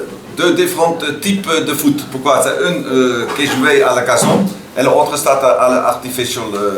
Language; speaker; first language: French; non-native, learner; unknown